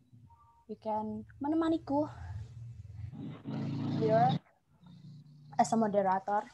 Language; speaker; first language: English; non-native, fluent; Indonesian